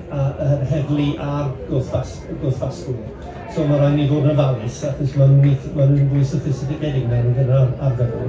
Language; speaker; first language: Welsh; non-native, local second language; English